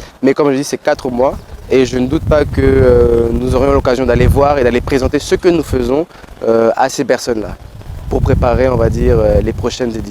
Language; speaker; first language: French; non-native, local second language; Lingala